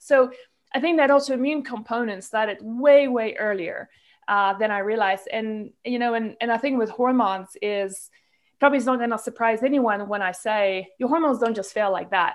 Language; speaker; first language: English; non-native, local second language; Polish